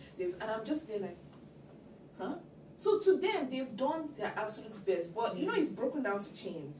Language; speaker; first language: English; non-native, local second language; Yoruba